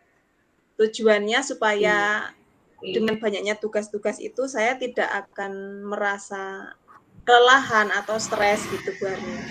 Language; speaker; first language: Indonesian; non-native, local second language; Javanese